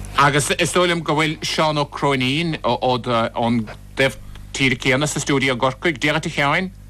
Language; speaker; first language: Irish; native; Irish